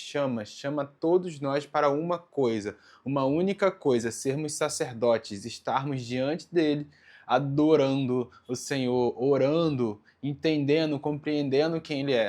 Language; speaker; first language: Portuguese; native; Portuguese